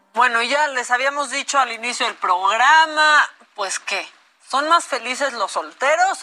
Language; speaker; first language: Spanish; native; Spanish